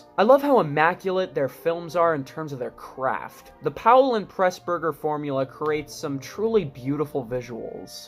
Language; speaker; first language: English; native; English